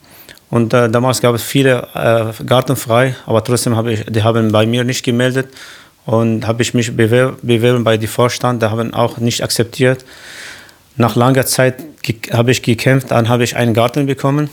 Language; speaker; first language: German; non-native, learner; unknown